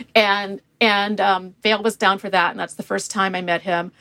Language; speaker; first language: English; native; English